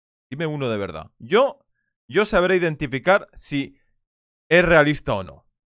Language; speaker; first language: Spanish; native; Spanish